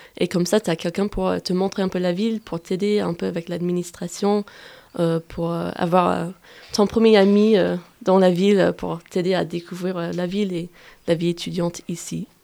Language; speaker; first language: French; non-native, fluent; English